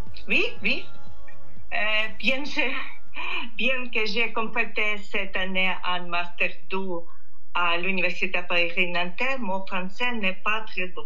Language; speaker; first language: French; non-native, learner; Russian